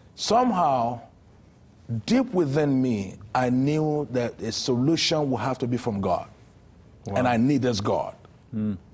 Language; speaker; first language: English; non-native, local second language; Yoruba